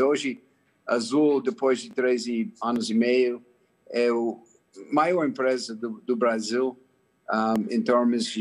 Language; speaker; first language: Portuguese; non-native, fluent; English